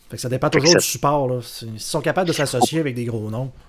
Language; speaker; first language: French; native; French